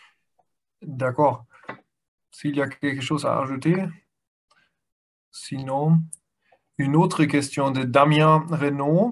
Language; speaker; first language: French; non-native, fluent; German